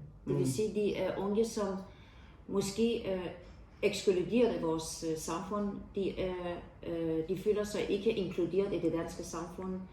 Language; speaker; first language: Danish; non-native, fluent; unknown